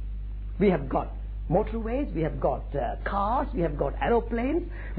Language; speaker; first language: English; non-native, local second language; Marwari